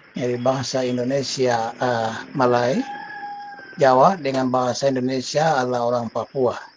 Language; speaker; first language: Indonesian; non-native, local second language; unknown